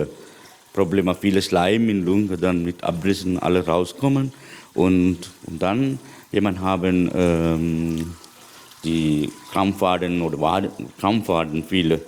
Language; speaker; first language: German; non-native, learner; Sinhala